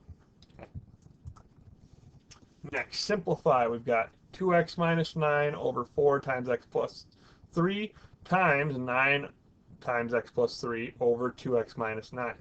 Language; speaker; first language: English; native; English